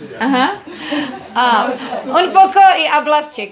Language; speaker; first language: Spanish; non-native, learner; Czech